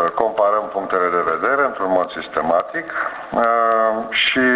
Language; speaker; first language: Romanian; native; Romanian